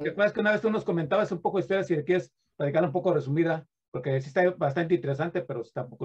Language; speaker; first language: Spanish; native; Spanish